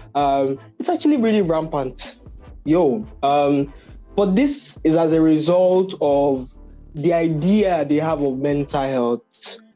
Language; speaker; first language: English; non-native, local second language; Yoruba